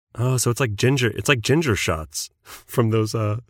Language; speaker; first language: English; native; English